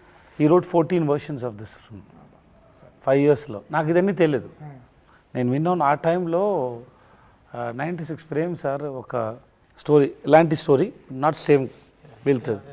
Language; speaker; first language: Telugu; non-native, learner; Tamil